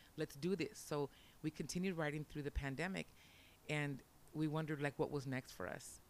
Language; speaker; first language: English; early bilingual, other home language; Spanish